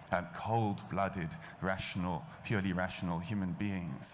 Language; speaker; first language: English; native; English